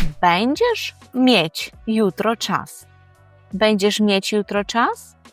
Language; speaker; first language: Polish; non-native, fluent; Ukrainian